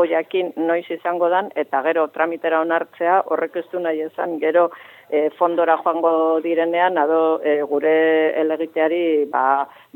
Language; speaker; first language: Basque; native; Basque